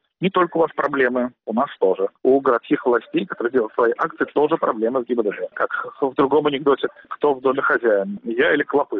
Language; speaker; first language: Russian; native; Russian